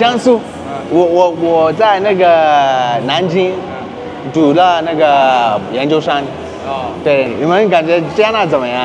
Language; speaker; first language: Chinese; non-native, fluent; Akan